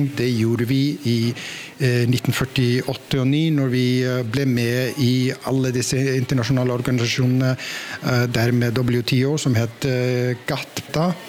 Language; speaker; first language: Norwegian; non-native, fluent; Icelandic